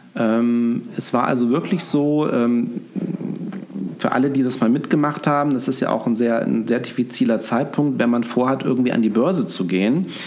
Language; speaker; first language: German; native; German